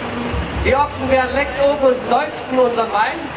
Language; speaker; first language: German; native; German